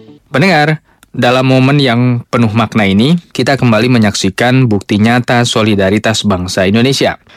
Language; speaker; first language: Indonesian; native; Indonesian